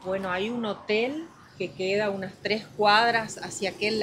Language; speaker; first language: Spanish; native; Spanish